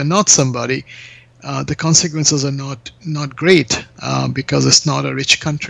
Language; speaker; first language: English; non-native, local second language; Bangla